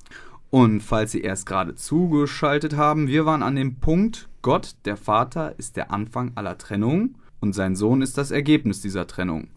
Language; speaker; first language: German; native; German